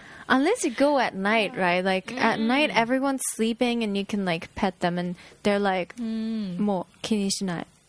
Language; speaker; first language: English; non-native, fluent; Japanese